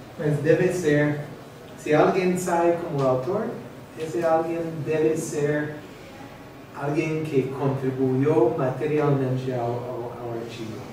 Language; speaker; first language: Portuguese; non-native, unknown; English